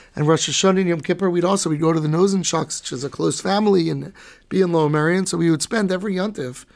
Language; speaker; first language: English; native; English